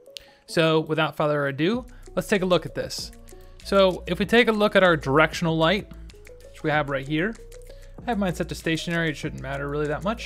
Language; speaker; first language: English; native; English